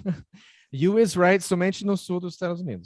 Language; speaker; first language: Portuguese; non-native, fluent; English